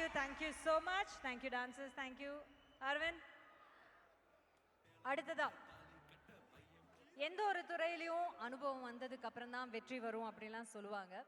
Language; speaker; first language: Tamil; native; Tamil